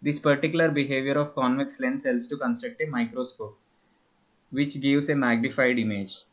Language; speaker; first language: English; non-native, local second language; Telugu